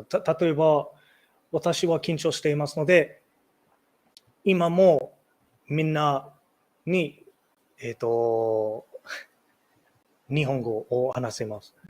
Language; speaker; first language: Japanese; non-native, learner; English